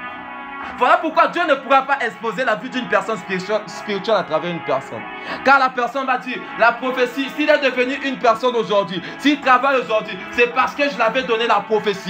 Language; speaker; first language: French; non-native, local second language; Swahili